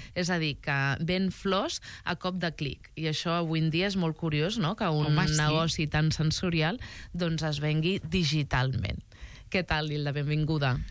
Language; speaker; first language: Catalan; native; Catalan